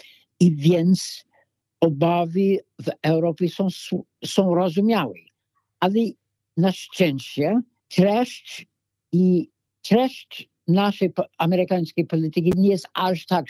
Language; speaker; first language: Polish; non-native, fluent; English